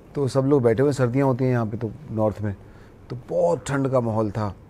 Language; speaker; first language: Hindi; native; Hindi